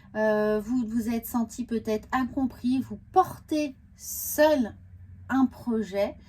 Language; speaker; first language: French; native; French